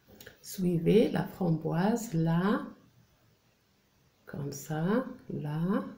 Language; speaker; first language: French; non-native, local second language; Arabic